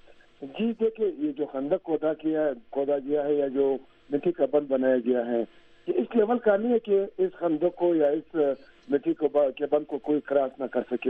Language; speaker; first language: Urdu; native; Urdu